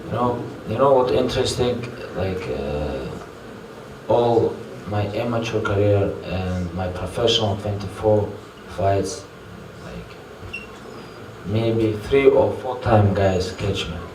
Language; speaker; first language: English; non-native, learner; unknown